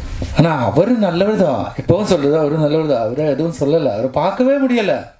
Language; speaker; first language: Tamil; non-native, local second language; Malayalam